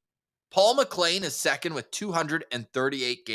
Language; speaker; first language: English; native; English